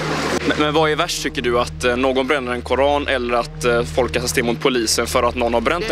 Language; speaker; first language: Swedish; native; Swedish